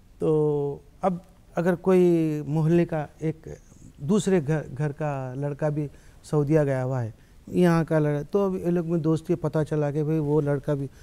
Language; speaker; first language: Hindi; native; Hindi